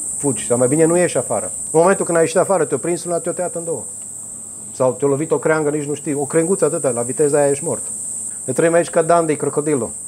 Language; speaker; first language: Romanian; native; Romanian